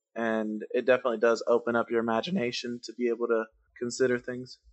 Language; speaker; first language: English; non-native, fluent; Spanish